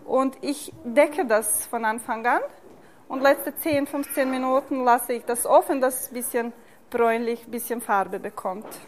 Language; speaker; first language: German; non-native, fluent; Serbian